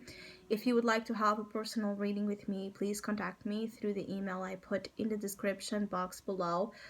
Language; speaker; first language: English; non-native, fluent; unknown